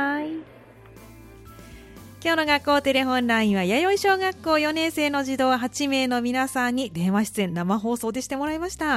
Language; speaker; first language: Japanese; native; Japanese